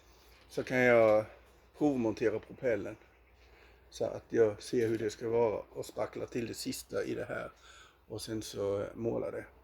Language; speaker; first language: Swedish; native; Swedish